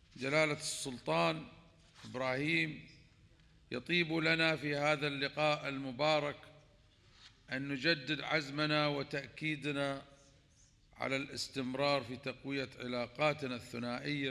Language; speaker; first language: Arabic; native; Arabic